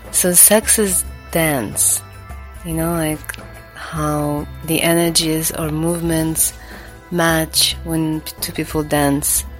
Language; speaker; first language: English; non-native, fluent; Latvian